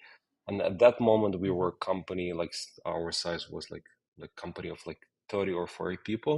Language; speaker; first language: English; non-native, fluent; Ukrainian